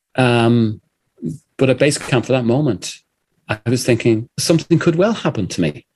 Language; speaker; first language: English; native; English